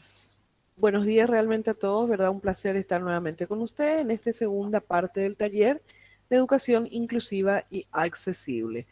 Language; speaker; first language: Spanish; native; Spanish